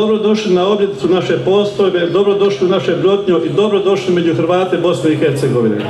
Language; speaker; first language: Croatian; native; Croatian